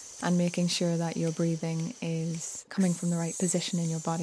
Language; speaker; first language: English; native; English